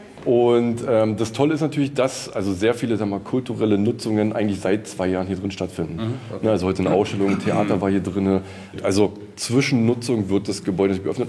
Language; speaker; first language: German; native; German